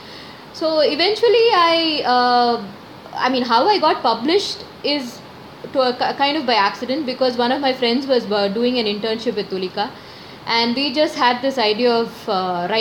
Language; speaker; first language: English; non-native, local second language; Malayalam